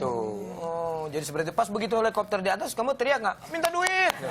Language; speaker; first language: Indonesian; native; Indonesian